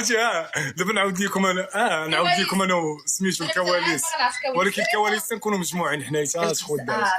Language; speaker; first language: Arabic; native; Arabic